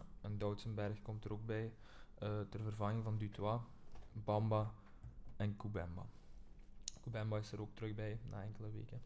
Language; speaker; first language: Dutch; native; Dutch